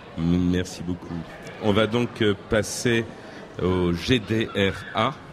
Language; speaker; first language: French; native; French